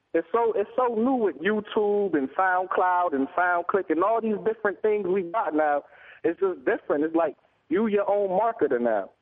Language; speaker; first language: English; native; English